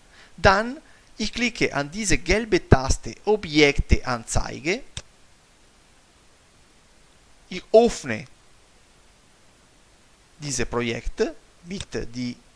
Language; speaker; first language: German; non-native, fluent; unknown